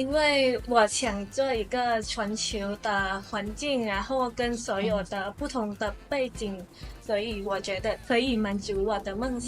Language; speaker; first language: Chinese; non-native, learner; Thai